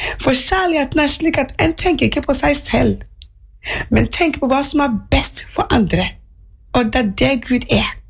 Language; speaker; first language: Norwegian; non-native, fluent; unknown